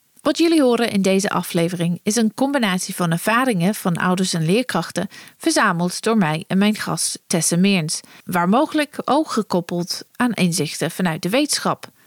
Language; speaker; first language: Dutch; non-native, fluent; English